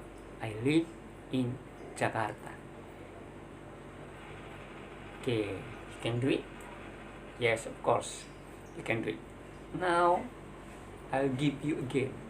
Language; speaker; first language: English; non-native, learner; Indonesian